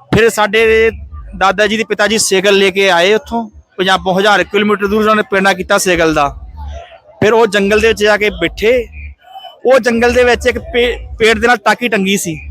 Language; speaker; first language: Punjabi; early bilingual, heritage; Punjabi